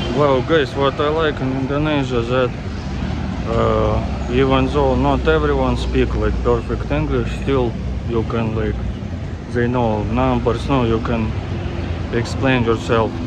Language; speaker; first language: English; non-native, fluent; Russian